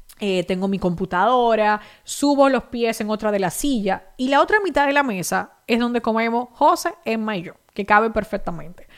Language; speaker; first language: Spanish; native; Spanish